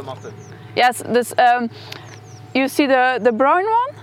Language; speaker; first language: English; non-native, learner; Dutch